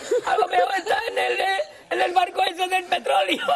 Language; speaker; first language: Spanish; native; Spanish